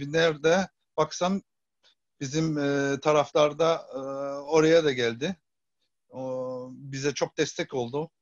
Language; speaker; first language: Turkish; early bilingual, heritage; Turkish